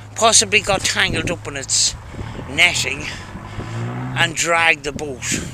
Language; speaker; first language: English; native; English